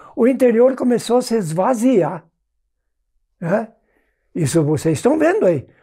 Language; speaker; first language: Portuguese; non-native, local second language; German